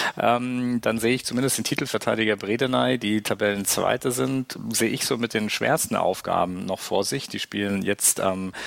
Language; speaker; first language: German; native; German